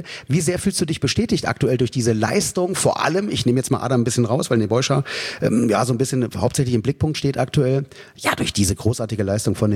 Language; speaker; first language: German; native; German